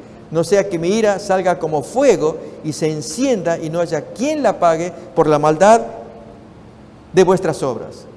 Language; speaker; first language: Spanish; native; Spanish